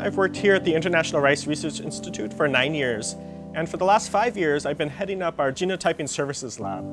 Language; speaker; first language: English; native; English